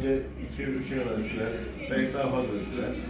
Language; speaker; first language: Turkish; native; Turkish